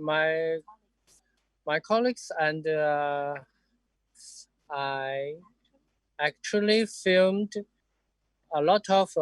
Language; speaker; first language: English; non-native, learner; Chinese